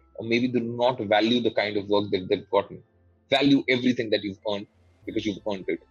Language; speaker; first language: English; non-native, local second language; Hindi